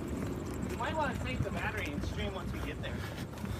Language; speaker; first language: English; native; English